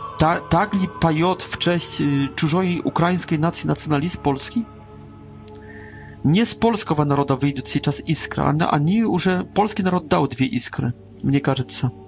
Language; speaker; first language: Polish; non-native, learner; Russian